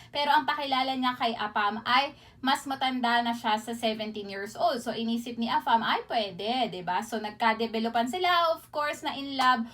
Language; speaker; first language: Filipino; native; Filipino